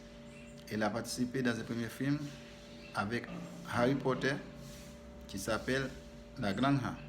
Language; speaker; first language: French; non-native, learner; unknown